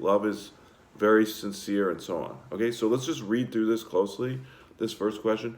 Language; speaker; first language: English; native; English